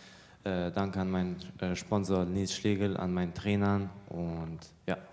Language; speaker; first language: German; early bilingual, other home language; Bosnian